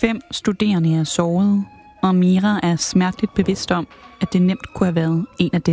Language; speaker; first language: Danish; native; Danish